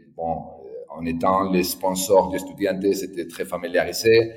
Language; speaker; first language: French; non-native, fluent; Spanish